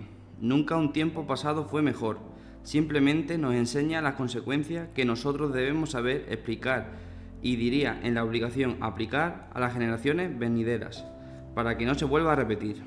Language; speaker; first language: Spanish; native; Spanish